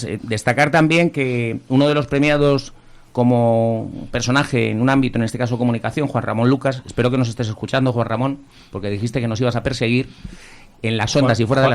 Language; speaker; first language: Spanish; native; Spanish